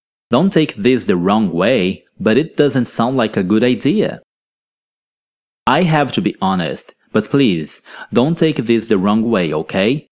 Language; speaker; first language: English; non-native, fluent; Portuguese